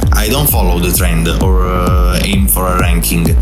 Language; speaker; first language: English; non-native, fluent; Italian